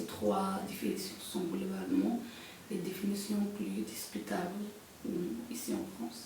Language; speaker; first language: French; non-native, local second language; Arabic